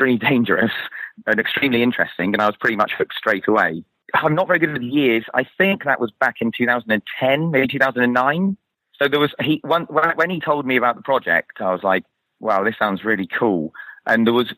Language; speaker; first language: English; native; English